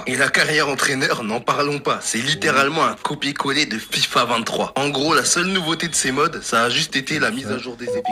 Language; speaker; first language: French; native; French